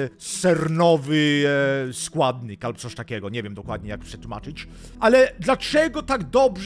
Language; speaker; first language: Polish; non-native, learner; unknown